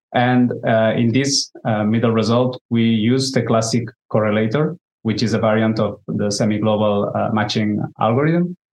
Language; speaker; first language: English; non-native, fluent; Spanish